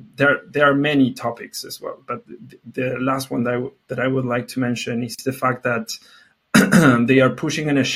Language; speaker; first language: English; non-native, fluent; Spanish